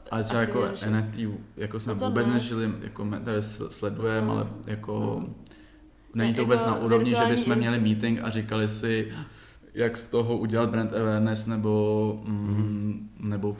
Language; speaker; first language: Czech; native; Czech